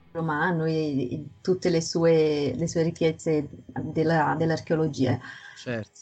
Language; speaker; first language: Italian; non-native, fluent; Portuguese